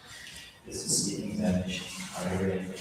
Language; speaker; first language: English; non-native, fluent; Kazakh